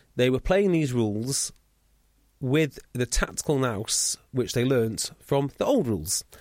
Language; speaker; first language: English; native; English